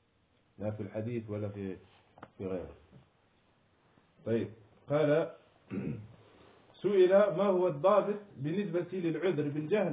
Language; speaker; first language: Arabic; non-native, fluent; French